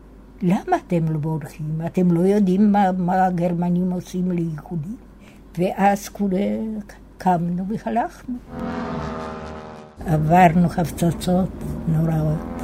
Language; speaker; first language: Hebrew; non-native, fluent; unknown